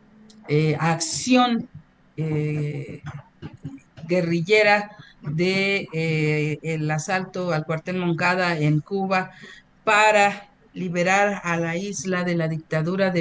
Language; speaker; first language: Spanish; native; Spanish